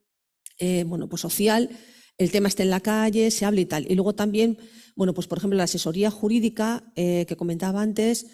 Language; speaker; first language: Spanish; native; Spanish